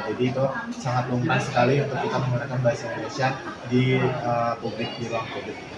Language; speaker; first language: Indonesian; non-native, local second language; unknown